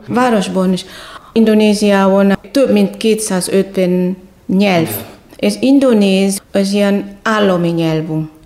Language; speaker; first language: Hungarian; non-native, fluent; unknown